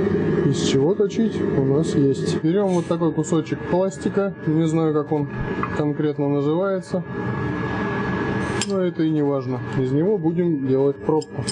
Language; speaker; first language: Russian; native; Russian